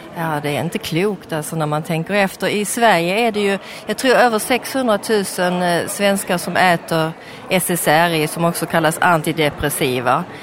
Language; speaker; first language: Swedish; native; Swedish